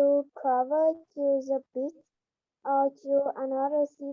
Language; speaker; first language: English; non-native, learner; Vietnamese